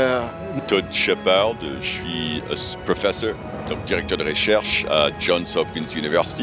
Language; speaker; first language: French; non-native, fluent; English